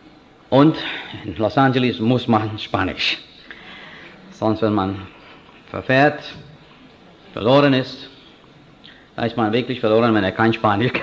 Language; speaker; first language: German; non-native, fluent; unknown